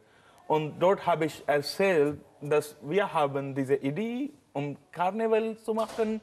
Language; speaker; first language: German; non-native, learner; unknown